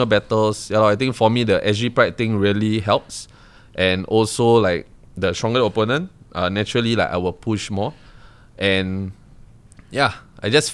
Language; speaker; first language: English; native; English